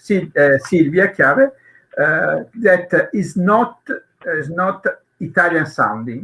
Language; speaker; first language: English; non-native, learner; Italian